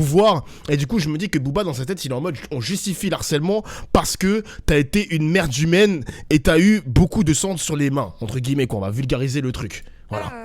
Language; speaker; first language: French; native; French